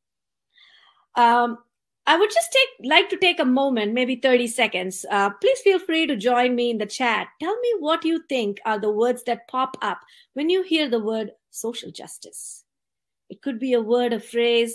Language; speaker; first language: English; non-native, local second language; Tamil